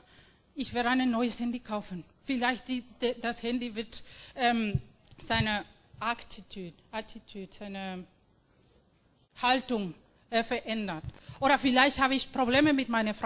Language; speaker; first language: German; non-native, fluent; Spanish